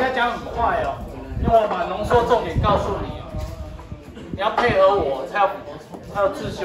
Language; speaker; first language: Chinese; native; Chinese